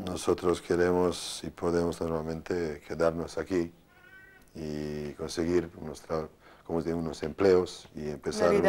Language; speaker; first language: Spanish; non-native, fluent; Bosnian